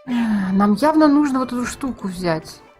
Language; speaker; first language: Russian; native; Russian